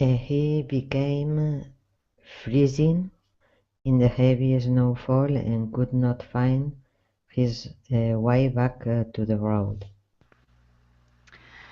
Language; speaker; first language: English; non-native, learner; Spanish